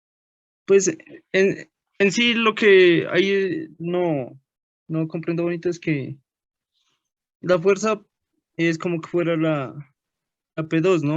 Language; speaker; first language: Spanish; native; Spanish